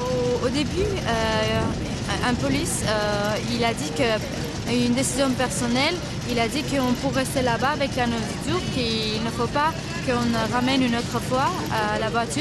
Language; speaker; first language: French; non-native, fluent; Spanish